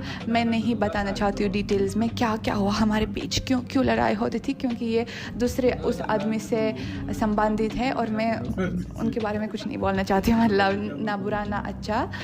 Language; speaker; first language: Hindi; non-native, fluent; Russian